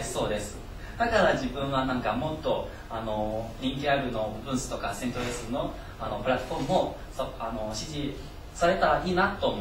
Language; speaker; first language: Japanese; non-native, fluent; Chinese